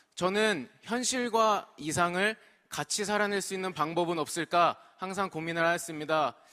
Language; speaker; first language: Korean; native; Korean